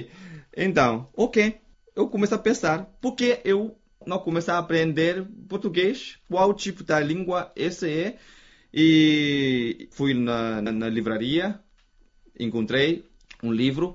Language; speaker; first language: Portuguese; non-native, fluent; Chinese